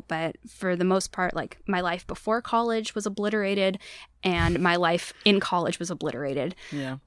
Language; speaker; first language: English; native; English